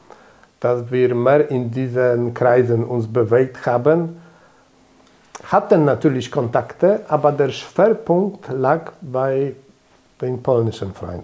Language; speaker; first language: German; non-native, fluent; Polish